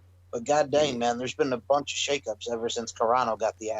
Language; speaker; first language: English; native; English